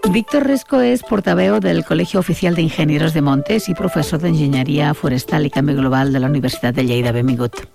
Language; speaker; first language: Catalan; native; Catalan